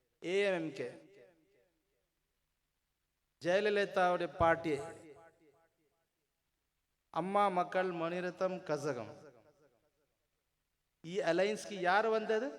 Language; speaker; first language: Malayalam; non-native, learner; Urdu